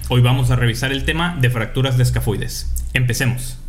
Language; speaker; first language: Spanish; native; Spanish